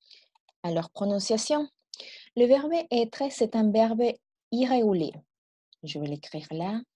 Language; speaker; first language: French; non-native, fluent; Spanish